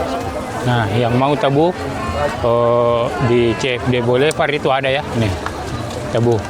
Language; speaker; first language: Indonesian; native; Indonesian